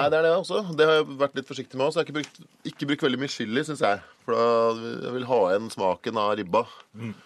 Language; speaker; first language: Norwegian; native; Norwegian